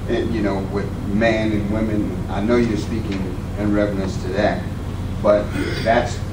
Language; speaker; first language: English; native; English